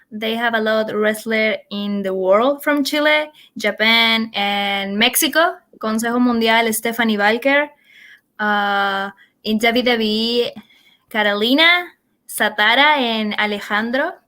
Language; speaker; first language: English; non-native, learner; Spanish